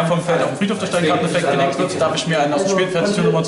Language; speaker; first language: German; native; German